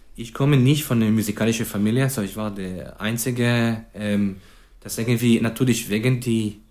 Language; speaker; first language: German; non-native, fluent; Hebrew